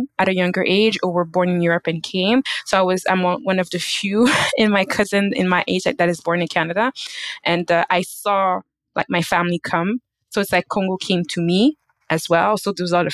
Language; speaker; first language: English; native; English